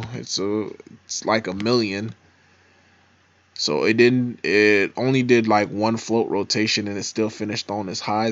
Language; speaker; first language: English; native; English